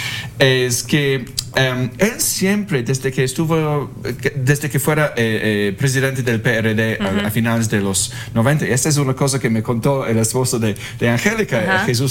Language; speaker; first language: Spanish; non-native, fluent; English